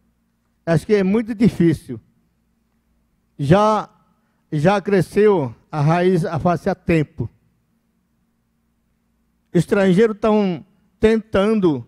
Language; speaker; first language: Portuguese; non-native, local second language; Yanomámi